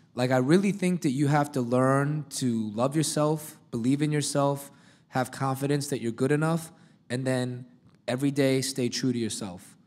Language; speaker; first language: English; native; English